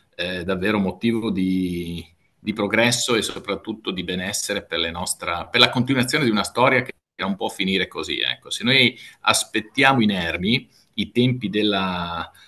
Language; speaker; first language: Italian; native; Italian